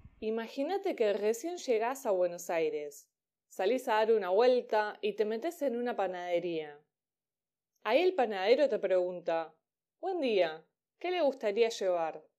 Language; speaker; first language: Spanish; native; Spanish